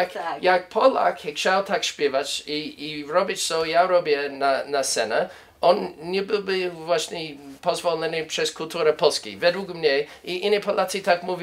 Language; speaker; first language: Polish; non-native, learner; English